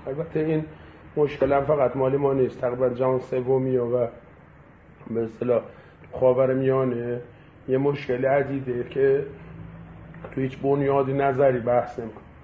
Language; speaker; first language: Persian; native; Persian